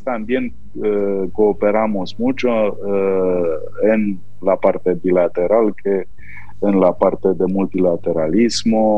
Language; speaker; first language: Spanish; non-native, fluent; Romanian